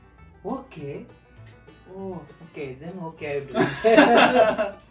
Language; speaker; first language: English; non-native, local second language; Tamil